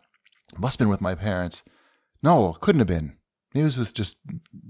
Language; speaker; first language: English; native; English